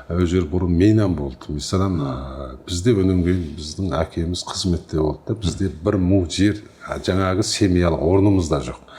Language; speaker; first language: Kazakh; native; Kazakh